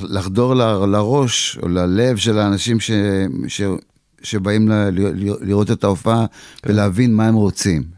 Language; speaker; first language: Hebrew; early bilingual, other home language; Polish